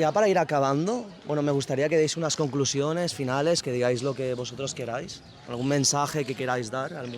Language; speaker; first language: Spanish; native; Spanish